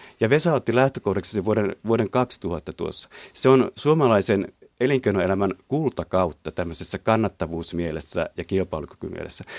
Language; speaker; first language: Finnish; native; Finnish